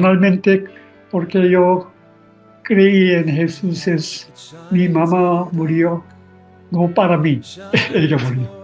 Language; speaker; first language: Spanish; non-native, learner; Korean